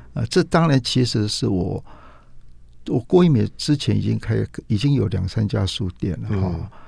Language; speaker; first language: Chinese; native; Chinese